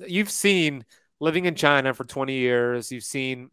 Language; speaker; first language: English; native; English